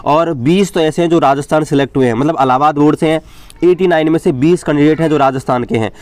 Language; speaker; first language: Hindi; native; Hindi